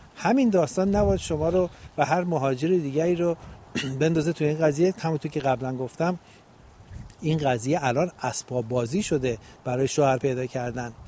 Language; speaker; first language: Persian; native; Persian